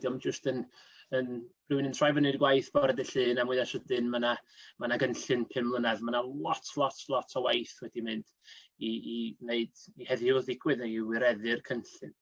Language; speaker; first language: Welsh; native; Welsh